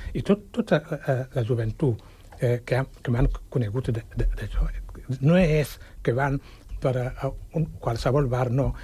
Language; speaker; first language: Catalan; non-native, fluent; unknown